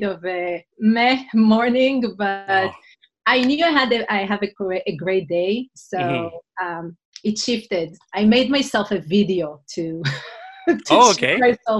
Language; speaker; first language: English; non-native, fluent; Hebrew